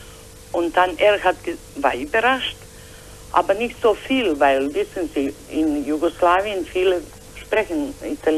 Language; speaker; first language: German; non-native, learner; Croatian